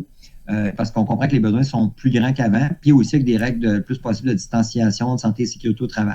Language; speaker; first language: French; native; French